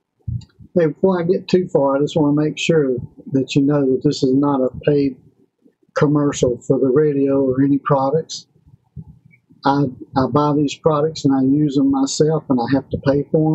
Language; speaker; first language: English; native; English